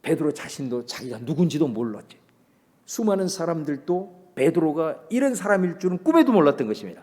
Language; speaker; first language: Korean; native; Korean